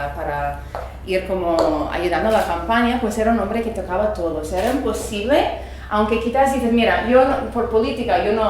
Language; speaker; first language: Spanish; early bilingual, other home language; English